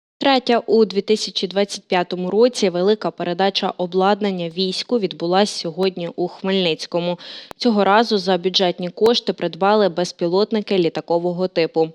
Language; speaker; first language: Ukrainian; native; Ukrainian